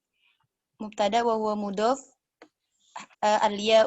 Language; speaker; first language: Arabic; non-native, learner; Indonesian